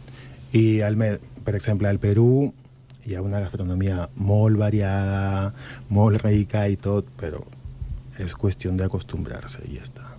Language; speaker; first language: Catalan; non-native, learner; Spanish